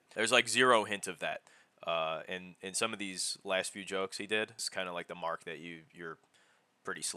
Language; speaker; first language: English; native; English